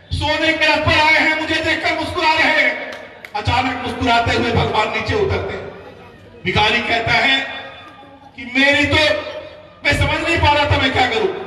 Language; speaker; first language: Hindi; native; Hindi